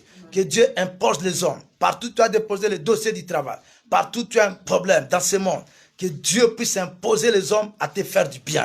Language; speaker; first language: French; non-native, local second language; Lingala